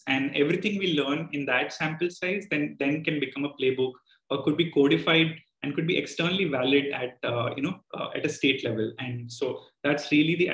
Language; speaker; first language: English; non-native, local second language; Telugu